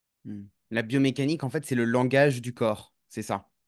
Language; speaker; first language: French; native; French